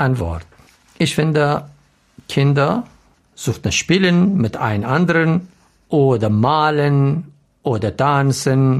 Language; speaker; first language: German; non-native, learner; Arabic